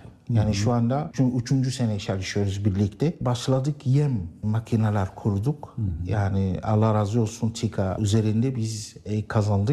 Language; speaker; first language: Turkish; non-native, learner; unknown